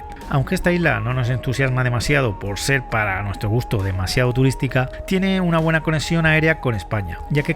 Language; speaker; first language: Spanish; native; Spanish